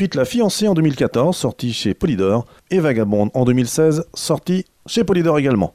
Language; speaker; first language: French; native; French